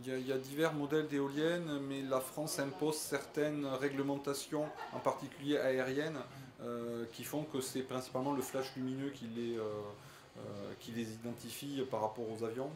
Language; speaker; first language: French; native; French